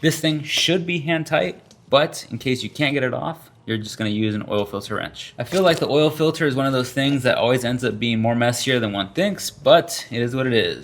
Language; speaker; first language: English; native; English